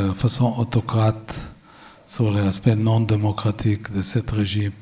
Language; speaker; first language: French; non-native, fluent; Hebrew